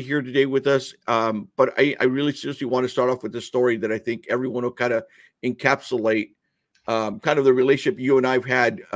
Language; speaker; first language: English; early bilingual, other home language; Spanish